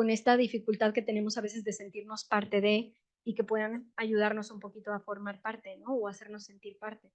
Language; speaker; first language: Spanish; native; Spanish